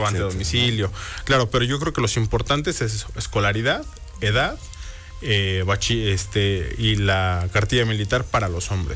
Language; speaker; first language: Spanish; native; Spanish